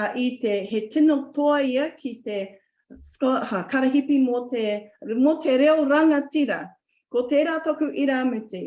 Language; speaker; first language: Māori; non-native, local second language; English